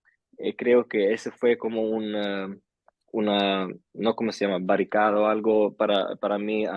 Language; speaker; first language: Spanish; early bilingual, heritage; Swedish